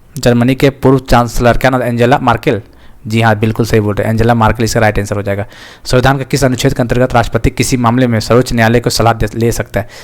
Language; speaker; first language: Hindi; native; Hindi